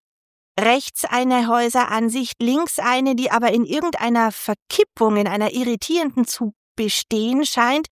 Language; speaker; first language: German; native; German